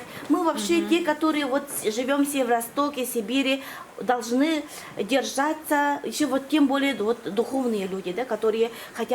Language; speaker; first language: Russian; non-native, local second language; Yakut